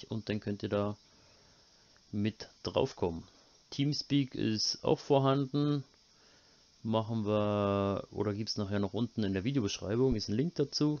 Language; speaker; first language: German; native; German